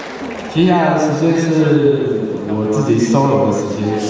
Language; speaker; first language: Chinese; non-native, local second language; Amis